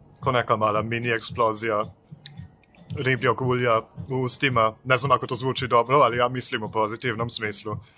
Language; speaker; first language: Croatian; non-native, fluent; German